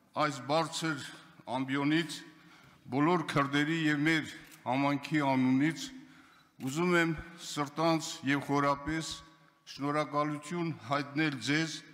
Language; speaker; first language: Armenian; non-native, local second language; Kurdish